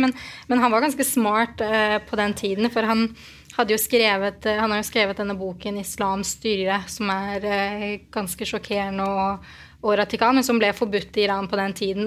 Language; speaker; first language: Norwegian; early bilingual, other home language; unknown